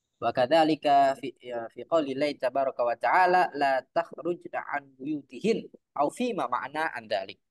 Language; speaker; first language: Arabic; non-native, fluent; Indonesian